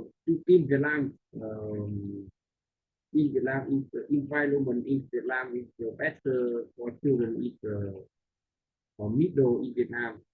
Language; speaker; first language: English; non-native, learner; Vietnamese